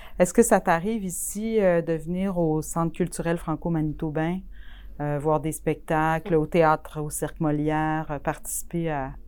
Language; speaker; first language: French; native; French